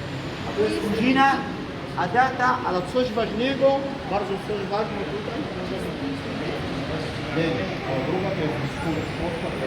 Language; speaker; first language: Polish; non-native, learner; Arabic